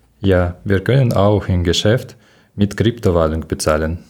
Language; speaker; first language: German; non-native, learner; Ukrainian